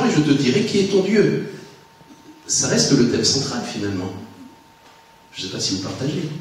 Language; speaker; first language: French; native; French